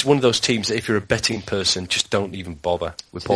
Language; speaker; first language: English; native; English